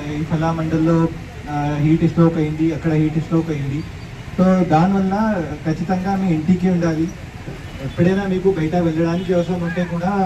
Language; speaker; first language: Telugu; non-native, fluent; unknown